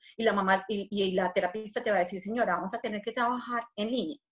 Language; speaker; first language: Spanish; native; Spanish